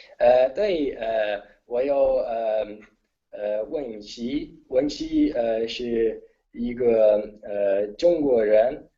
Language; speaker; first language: Chinese; non-native, learner; Italian